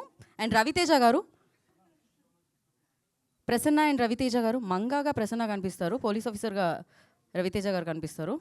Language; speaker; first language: Telugu; native; Telugu